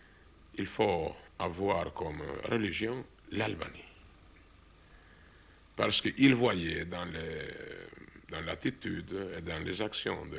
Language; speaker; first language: French; non-native, fluent; Albanian